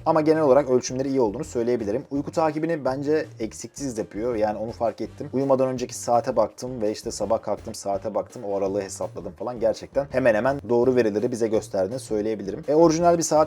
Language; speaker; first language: Turkish; native; Turkish